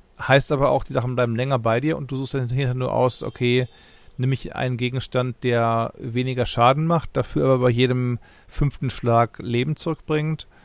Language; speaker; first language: German; native; German